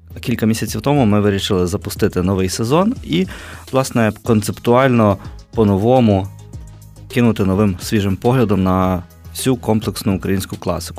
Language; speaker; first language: Ukrainian; native; Ukrainian